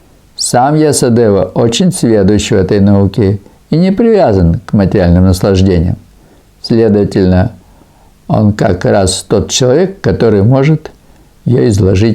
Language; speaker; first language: Russian; native; Russian